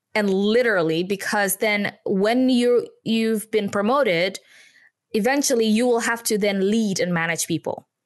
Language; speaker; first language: English; non-native, fluent; Indonesian